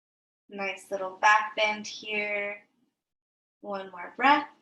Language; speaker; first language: English; native; English